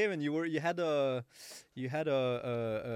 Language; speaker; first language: English; native; English